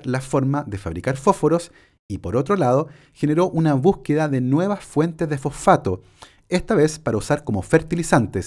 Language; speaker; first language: Spanish; native; Spanish